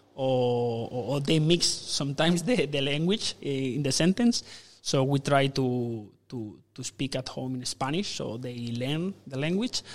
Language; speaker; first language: English; non-native, fluent; Spanish